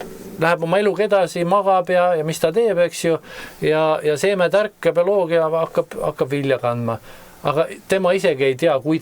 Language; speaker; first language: Estonian; native; Estonian